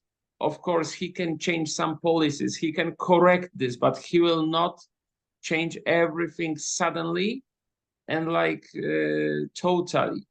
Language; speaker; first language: English; non-native, fluent; Polish